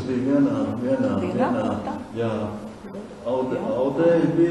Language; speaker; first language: Latvian; native; Latvian